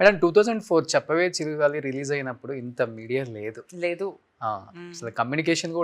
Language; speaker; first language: Telugu; native; Telugu